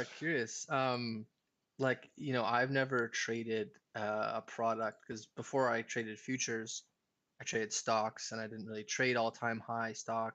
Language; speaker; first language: English; native; English